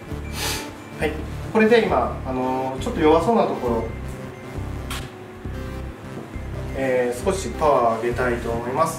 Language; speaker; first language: Japanese; native; Japanese